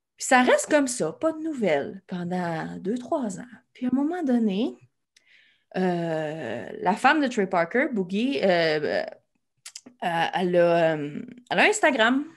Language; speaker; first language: French; native; French